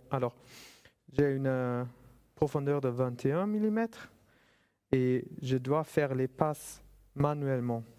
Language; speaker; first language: French; non-native, fluent; German